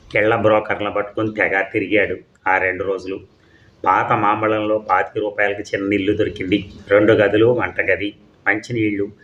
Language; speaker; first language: Telugu; native; Telugu